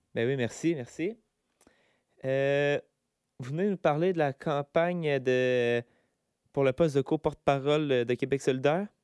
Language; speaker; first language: French; native; French